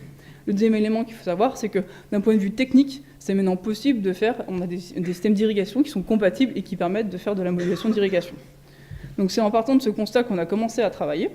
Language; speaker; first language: French; native; French